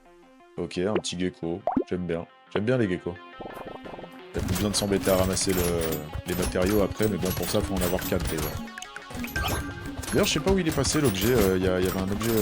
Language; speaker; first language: French; native; French